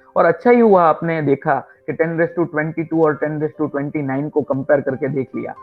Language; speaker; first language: Hindi; non-native, local second language; Gujarati